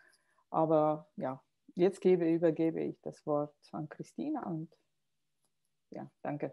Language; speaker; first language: German; non-native, fluent; Estonian